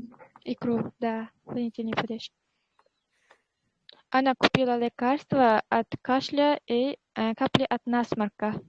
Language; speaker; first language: Russian; non-native, learner; Uzbek